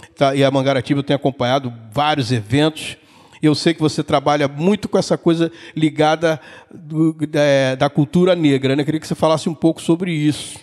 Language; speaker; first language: Portuguese; native; Portuguese